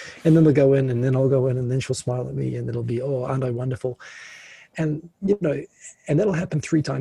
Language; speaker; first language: English; native; English